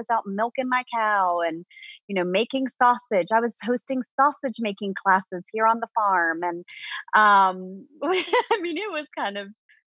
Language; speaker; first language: English; native; English